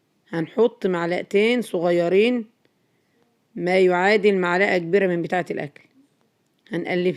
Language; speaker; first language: Arabic; native; Arabic